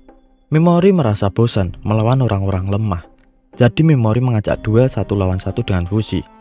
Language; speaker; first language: Indonesian; native; Indonesian